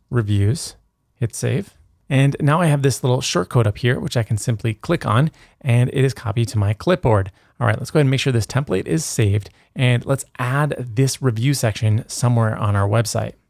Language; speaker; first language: English; native; English